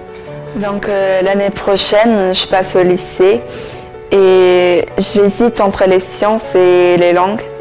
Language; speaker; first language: French; early bilingual, other home language; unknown